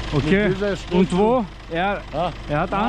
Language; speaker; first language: German; non-native, learner; Turkish